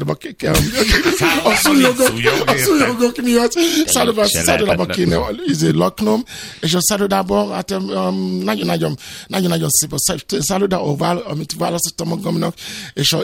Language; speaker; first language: Hungarian; non-native, fluent; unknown